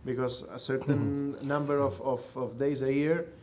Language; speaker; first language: English; non-native, fluent; Catalan